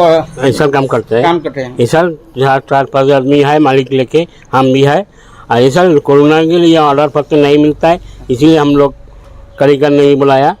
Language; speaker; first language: Hindi; non-native, local second language; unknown